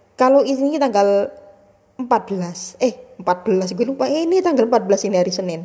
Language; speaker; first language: Indonesian; non-native, local second language; Javanese